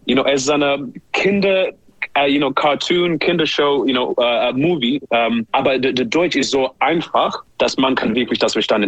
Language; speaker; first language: German; non-native, learner; English